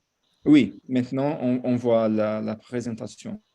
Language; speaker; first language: French; non-native, fluent; Portuguese